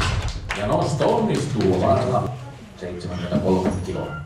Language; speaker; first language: Finnish; native; Finnish